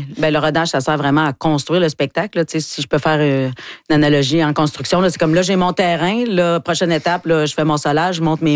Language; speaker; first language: French; native; French